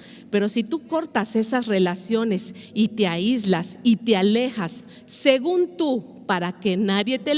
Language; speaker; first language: Spanish; native; Spanish